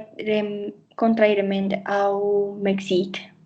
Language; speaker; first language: French; non-native, learner; Spanish